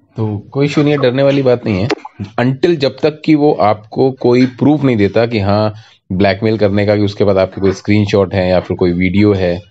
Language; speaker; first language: Hindi; native; Hindi